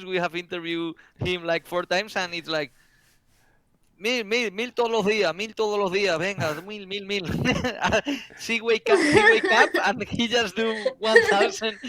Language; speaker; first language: English; non-native, learner; Spanish